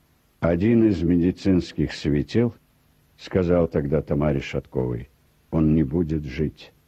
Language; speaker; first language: Russian; native; Russian